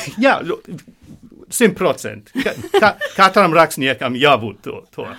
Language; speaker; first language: Latvian; non-native, learner; English